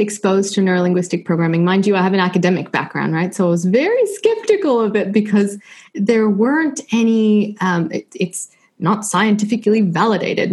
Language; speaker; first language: English; native; English